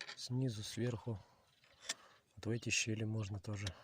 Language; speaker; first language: Russian; native; Russian